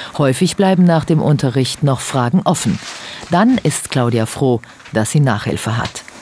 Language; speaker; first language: German; native; German